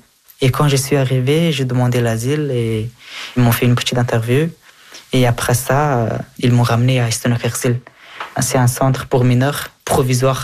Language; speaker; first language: French; early bilingual, other home language; Persian